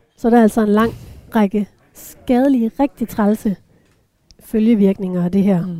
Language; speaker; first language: Danish; native; Danish